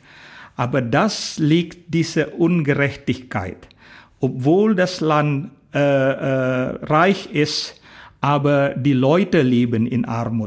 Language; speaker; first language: German; non-native, fluent; Indonesian